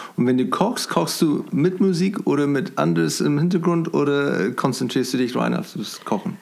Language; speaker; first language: German; non-native, fluent; English